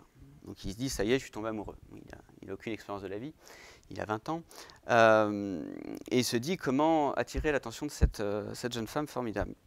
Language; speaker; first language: French; native; French